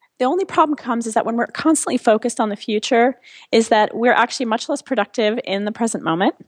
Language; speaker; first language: English; non-native, fluent; French